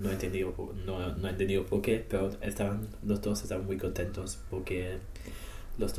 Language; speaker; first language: Spanish; non-native, learner; English